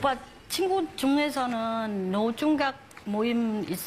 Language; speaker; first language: Korean; non-native, learner; Vietnamese